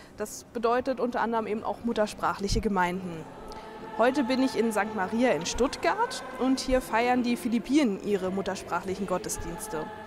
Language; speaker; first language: German; native; German